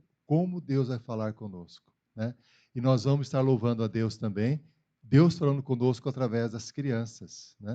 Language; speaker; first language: Portuguese; native; Portuguese